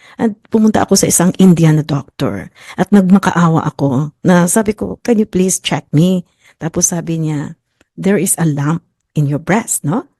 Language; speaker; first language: Filipino; non-native, local second language; Hiligaynon